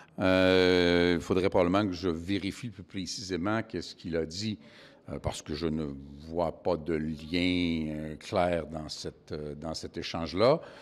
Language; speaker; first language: French; native; French